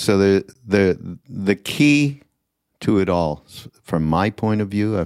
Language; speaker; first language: English; native; English